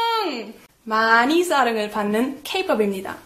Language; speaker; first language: Korean; non-native, learner; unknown